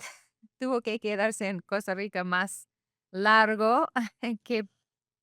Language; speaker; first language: Spanish; non-native, fluent; English